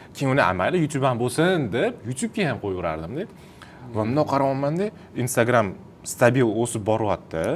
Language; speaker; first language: Uzbek; non-native, local second language; Russian